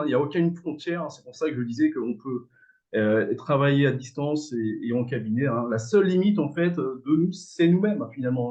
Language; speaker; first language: French; native; French